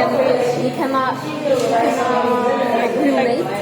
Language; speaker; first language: English; non-native, learner; Indonesian